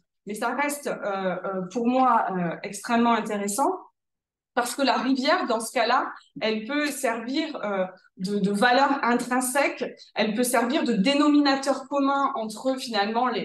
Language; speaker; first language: French; native; French